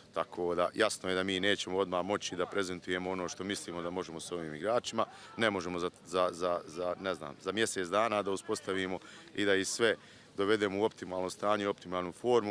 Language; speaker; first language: Bosnian; native; Bosnian